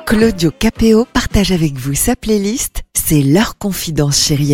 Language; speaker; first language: French; native; French